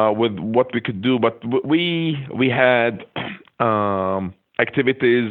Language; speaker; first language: English; non-native, fluent; Hebrew